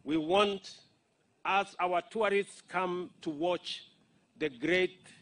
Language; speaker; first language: English; non-native, local second language; Kalenjin